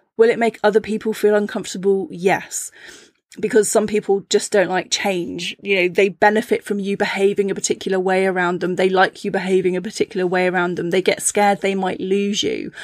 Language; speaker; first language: English; native; English